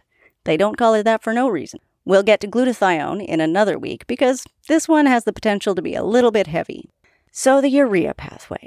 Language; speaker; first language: English; native; English